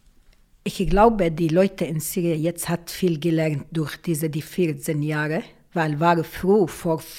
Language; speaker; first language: German; non-native, local second language; Arabic